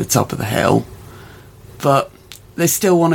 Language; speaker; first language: English; native; English